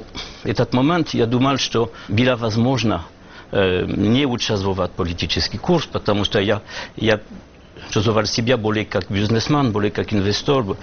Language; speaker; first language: Russian; non-native, learner; French